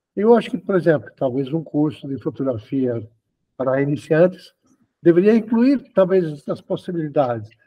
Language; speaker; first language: Portuguese; early bilingual, other home language; Spanish